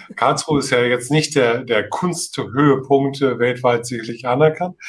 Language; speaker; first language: German; native; German